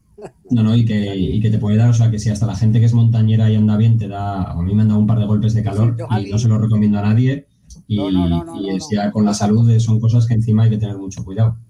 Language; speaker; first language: Spanish; native; Spanish